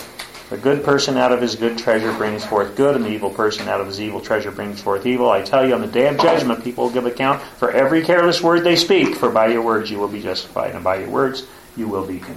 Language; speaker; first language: English; native; English